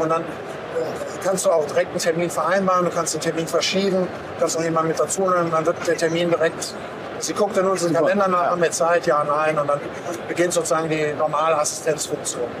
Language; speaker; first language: German; native; German